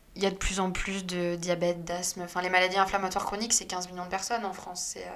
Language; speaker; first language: French; native; French